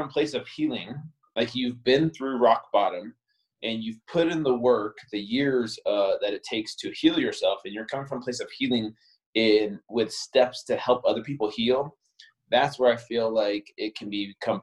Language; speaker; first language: English; native; English